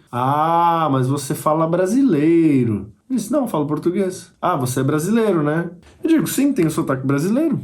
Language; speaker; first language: Portuguese; native; Portuguese